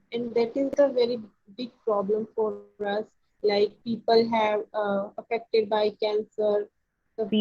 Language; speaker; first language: English; non-native, learner; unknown